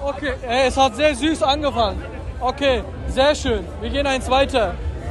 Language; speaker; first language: German; native; German